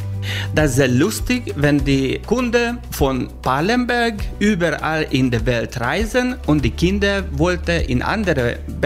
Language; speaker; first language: German; non-native, learner; Hungarian